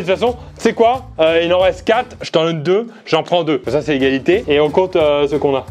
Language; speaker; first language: French; native; French